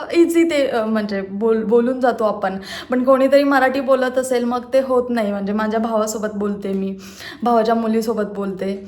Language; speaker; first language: Marathi; non-native, local second language; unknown